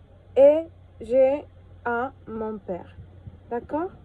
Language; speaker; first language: French; non-native, learner; Spanish